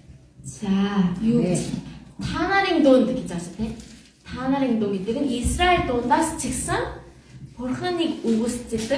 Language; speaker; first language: Mongolian; non-native, fluent; Korean